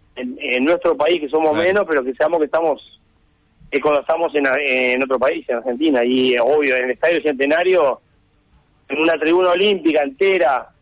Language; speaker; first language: Spanish; native; Spanish